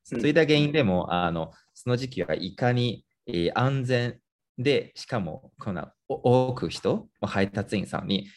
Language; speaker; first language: Japanese; non-native, fluent; Chinese